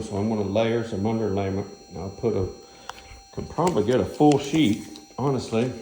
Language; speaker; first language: English; native; English